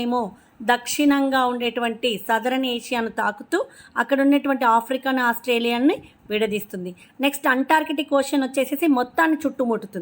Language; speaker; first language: Telugu; native; Telugu